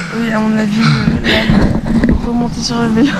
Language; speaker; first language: French; native; French